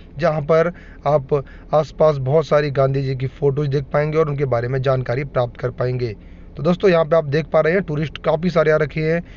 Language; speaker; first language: Hindi; native; Hindi